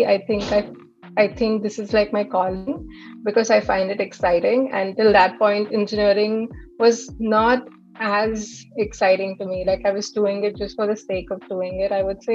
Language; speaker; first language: English; non-native, local second language; Hindi